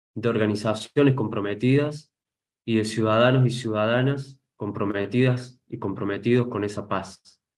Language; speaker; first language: Spanish; native; Spanish